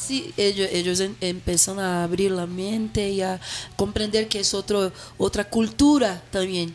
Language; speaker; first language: Spanish; non-native, fluent; Portuguese